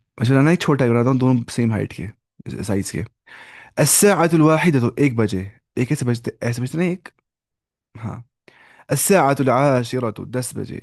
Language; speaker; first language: Urdu; non-native, local second language; Kashmiri